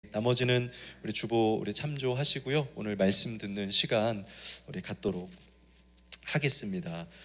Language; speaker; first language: Korean; native; Korean